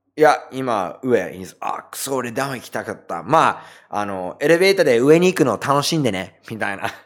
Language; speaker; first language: Japanese; non-native, fluent; English